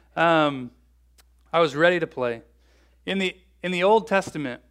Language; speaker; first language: English; native; English